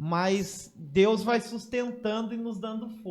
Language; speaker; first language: Portuguese; native; Portuguese